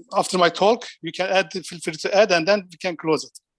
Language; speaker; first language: English; non-native, fluent; Turkish